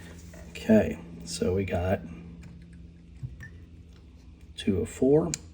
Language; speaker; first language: English; native; English